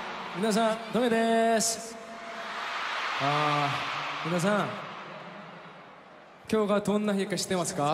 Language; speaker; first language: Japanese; non-native, learner; Korean